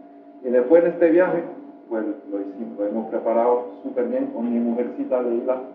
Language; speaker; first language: Spanish; non-native, fluent; French